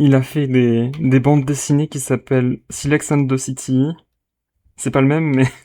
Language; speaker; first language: French; native; French